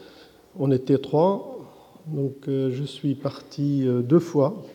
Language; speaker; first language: French; non-native, fluent; Arabic